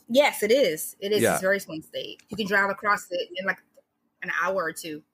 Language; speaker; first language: English; native; English